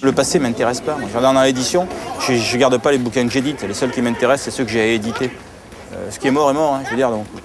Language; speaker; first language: French; native; French